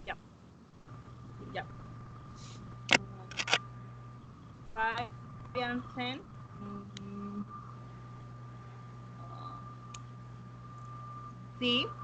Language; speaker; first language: English; non-native, learner; Spanish